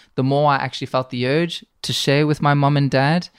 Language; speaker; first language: English; native; English